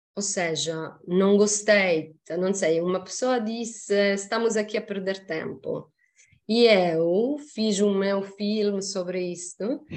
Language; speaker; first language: Portuguese; non-native, fluent; Italian